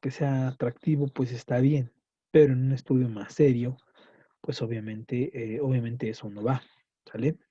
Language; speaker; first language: Spanish; native; Spanish